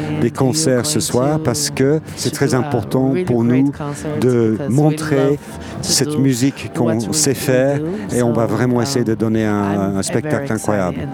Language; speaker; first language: French; non-native, fluent; Portuguese